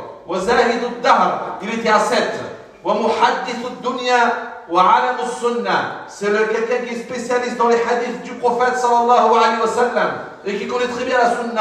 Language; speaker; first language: French; non-native, fluent; Arabic